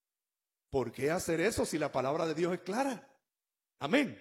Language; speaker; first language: Spanish; native; Spanish